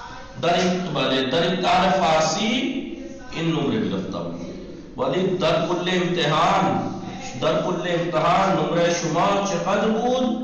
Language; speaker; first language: Persian; non-native, fluent; Urdu